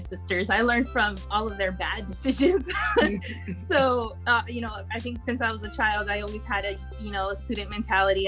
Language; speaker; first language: English; native; English